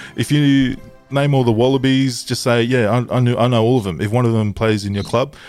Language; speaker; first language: English; early bilingual, other home language; Tongan